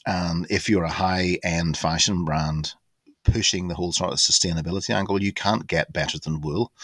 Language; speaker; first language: English; native; English